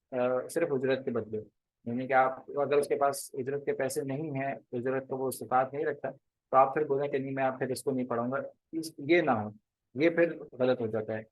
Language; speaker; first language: Urdu; native; Urdu